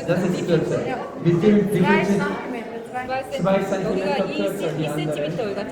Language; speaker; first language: German; non-native, fluent; Korean